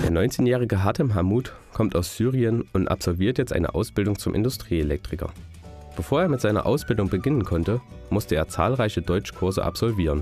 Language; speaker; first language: German; native; German